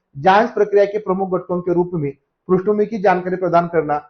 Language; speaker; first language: Hindi; non-native, local second language; Marathi